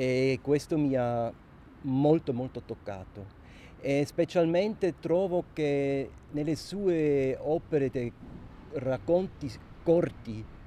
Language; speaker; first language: Italian; non-native, local second language; German